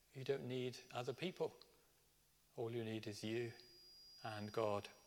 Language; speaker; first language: English; native; English